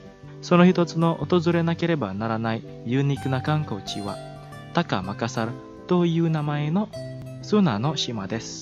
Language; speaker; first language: Japanese; non-native, fluent; Indonesian